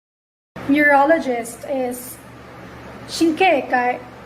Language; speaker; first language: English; non-native, local second language; Filipino